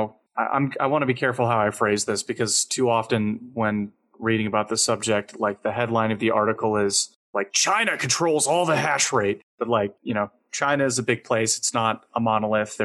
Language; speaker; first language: English; native; English